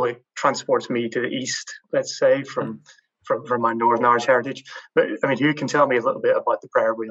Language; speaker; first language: English; native; English